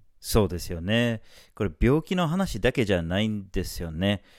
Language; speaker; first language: Japanese; non-native, fluent; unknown